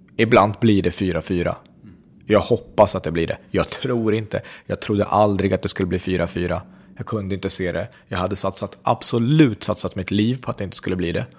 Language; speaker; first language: Swedish; early bilingual, other home language; Central Kurdish